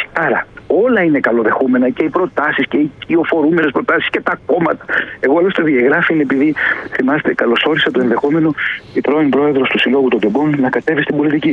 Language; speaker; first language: Greek; native; Greek